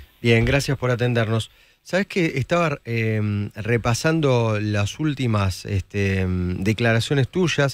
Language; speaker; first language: Spanish; native; Spanish